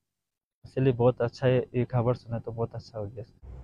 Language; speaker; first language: Hindi; non-native, local second language; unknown